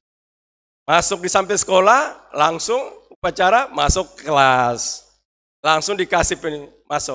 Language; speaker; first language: Indonesian; native; Indonesian